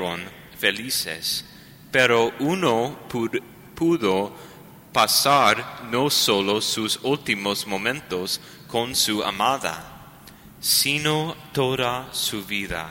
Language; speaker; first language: Spanish; non-native, learner; English